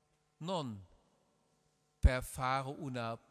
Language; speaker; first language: Italian; non-native, learner; German